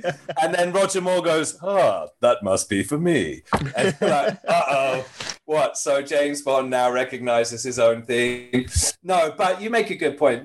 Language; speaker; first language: English; native; English